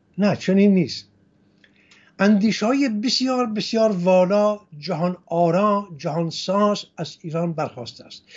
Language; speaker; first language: Persian; non-native, local second language; Assyrian Neo-Aramaic